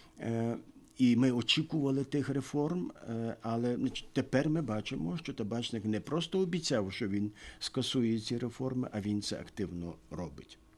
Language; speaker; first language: Ukrainian; native; Ukrainian